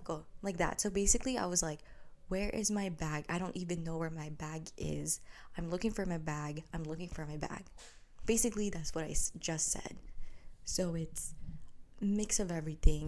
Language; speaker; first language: English; early bilingual, other home language; Filipino